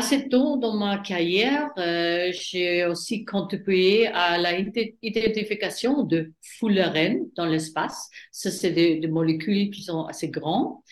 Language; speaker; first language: French; non-native, fluent; German